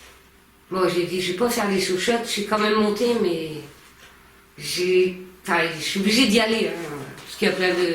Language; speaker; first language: French; native; French